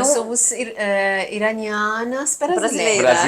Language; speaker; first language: Portuguese; non-native, learner; Persian